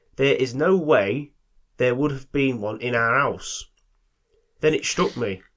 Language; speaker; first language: English; native; English